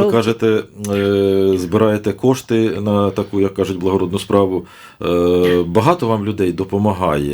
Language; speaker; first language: Ukrainian; native; Ukrainian